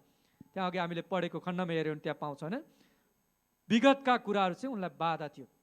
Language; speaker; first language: Nepali; native; Nepali